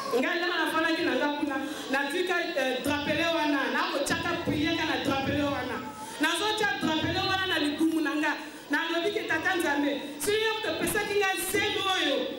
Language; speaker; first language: Lingala; native; Lingala